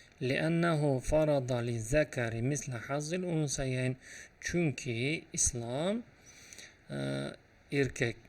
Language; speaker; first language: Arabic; non-native, fluent; Uzbek